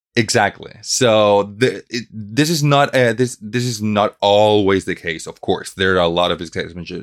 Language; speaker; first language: English; non-native, fluent; Spanish